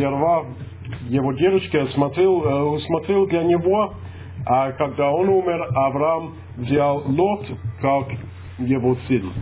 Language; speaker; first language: Russian; non-native, fluent; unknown